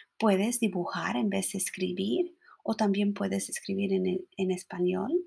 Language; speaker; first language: Spanish; non-native, fluent; English